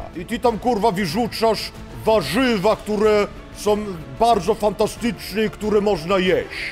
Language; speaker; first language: Polish; early bilingual, heritage; Polish